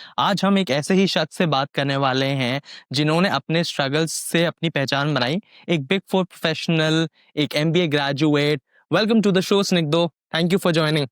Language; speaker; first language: Hindi; native; Hindi